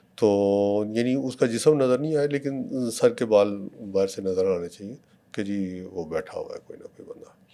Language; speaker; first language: Urdu; non-native, local second language; Punjabi